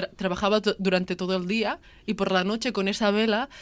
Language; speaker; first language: Spanish; native; Spanish